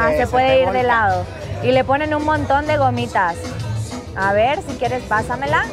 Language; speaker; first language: Spanish; native; Spanish